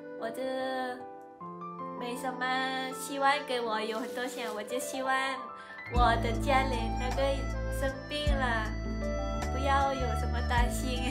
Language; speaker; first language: Chinese; non-native, learner; Lao